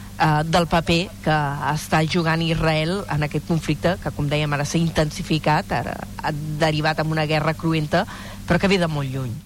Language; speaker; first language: Spanish; non-native, learner; Arabic